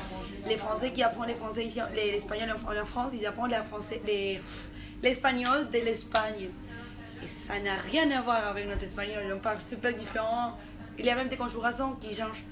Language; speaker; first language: French; non-native, fluent; Spanish